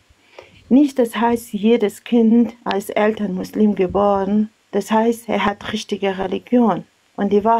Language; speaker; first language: German; non-native, learner; Arabic